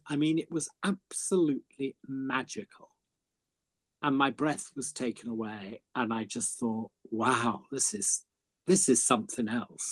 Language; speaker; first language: English; native; English